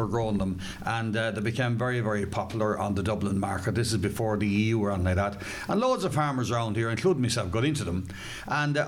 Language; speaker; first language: English; native; English